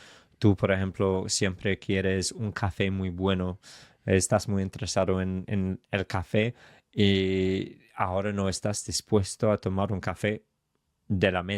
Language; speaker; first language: Spanish; non-native, fluent; English